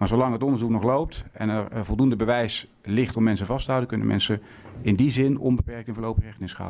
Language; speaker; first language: Dutch; native; Dutch